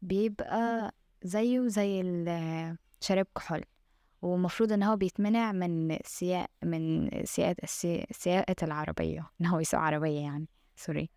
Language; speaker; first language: Arabic; native; Arabic